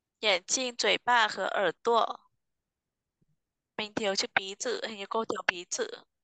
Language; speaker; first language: Chinese; non-native, fluent; Vietnamese